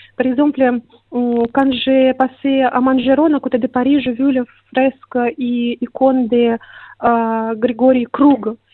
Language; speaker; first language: French; non-native, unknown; Russian